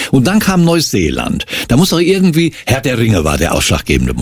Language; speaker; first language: German; native; German